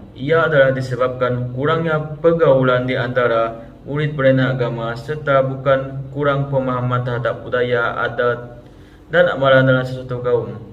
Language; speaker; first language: Malay; non-native, local second language; Iban